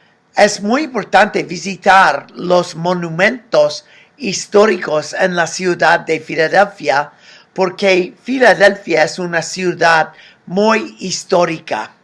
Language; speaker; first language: Spanish; non-native, fluent; English